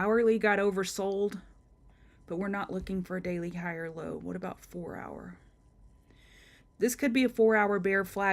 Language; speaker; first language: English; native; English